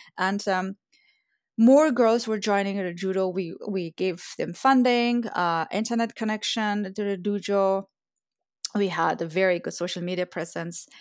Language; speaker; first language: English; non-native, fluent; Persian